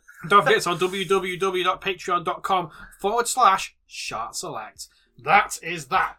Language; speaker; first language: English; native; English